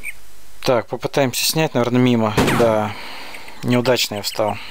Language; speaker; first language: Russian; native; Russian